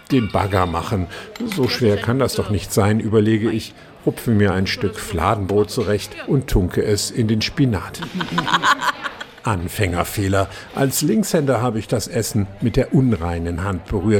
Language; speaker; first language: German; native; German